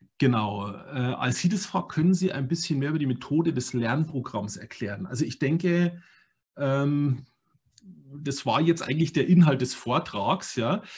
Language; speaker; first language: German; native; German